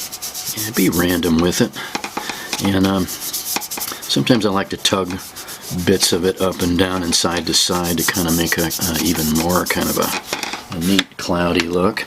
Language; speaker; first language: English; native; English